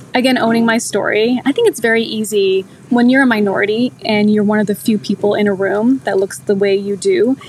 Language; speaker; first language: English; native; English